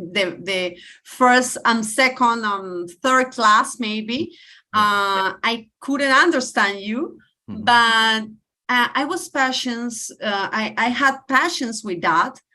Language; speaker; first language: English; non-native, learner; Spanish